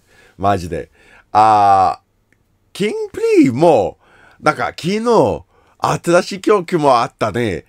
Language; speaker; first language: Japanese; non-native, learner; English